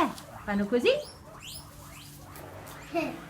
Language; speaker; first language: Italian; non-native, learner; Filipino